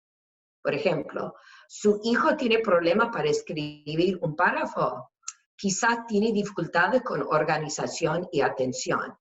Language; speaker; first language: Spanish; non-native, fluent; English